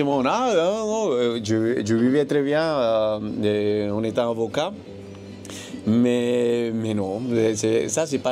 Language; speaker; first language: French; non-native, fluent; Spanish